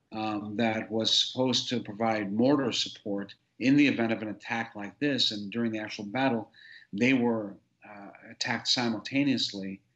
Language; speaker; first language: English; native; English